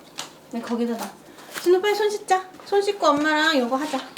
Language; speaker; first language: Korean; native; Korean